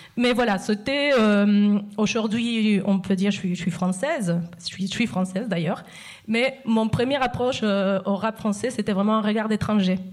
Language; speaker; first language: French; non-native, fluent; Spanish